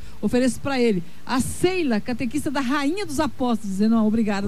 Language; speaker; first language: Portuguese; native; Portuguese